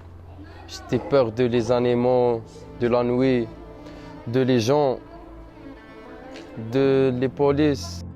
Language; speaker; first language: French; non-native, learner; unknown